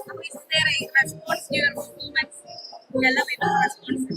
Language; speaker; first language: English; non-native, local second language; Malayalam